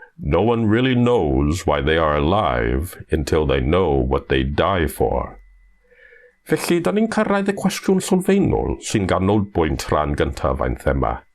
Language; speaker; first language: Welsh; non-native, fluent; English